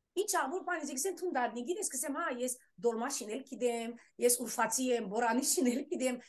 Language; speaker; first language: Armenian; early bilingual, heritage; Armenian